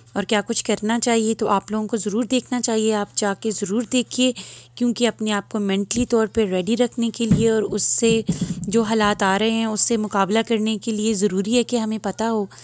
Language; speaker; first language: Urdu; native; Urdu